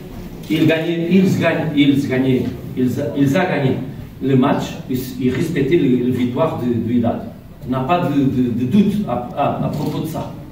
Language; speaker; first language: French; non-native, learner; Portuguese